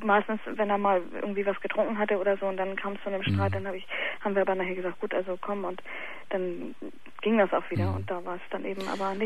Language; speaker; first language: German; native; German